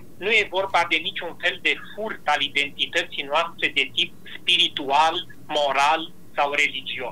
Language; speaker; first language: Romanian; native; Romanian